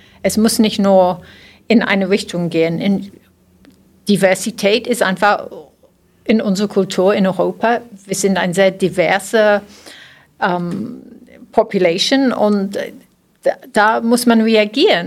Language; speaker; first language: German; non-native, fluent; English